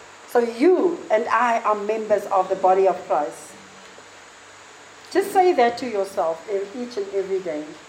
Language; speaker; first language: English; non-native, local second language; Afrikaans